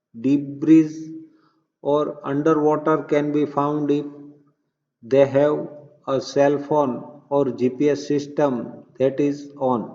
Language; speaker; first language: English; non-native, local second language; Gujarati